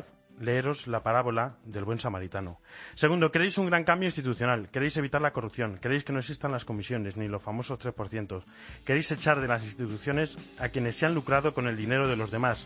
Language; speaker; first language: Spanish; native; Spanish